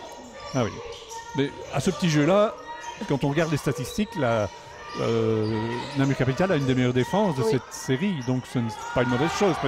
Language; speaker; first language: French; native; French